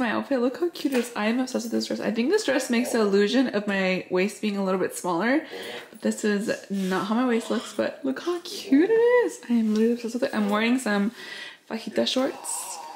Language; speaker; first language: English; early bilingual, other home language; Spanish